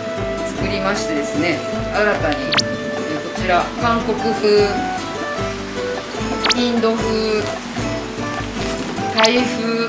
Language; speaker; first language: Japanese; native; Japanese